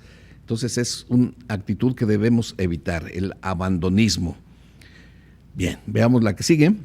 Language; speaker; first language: Spanish; native; Spanish